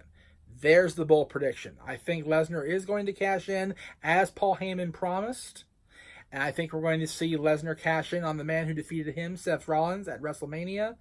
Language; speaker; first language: English; native; English